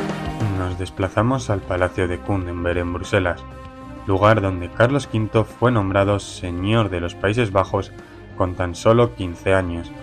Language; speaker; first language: Spanish; native; Spanish